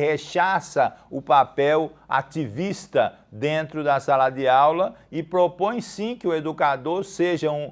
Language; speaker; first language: Portuguese; native; Portuguese